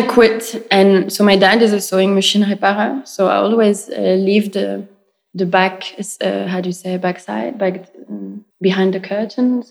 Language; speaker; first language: English; non-native, fluent; French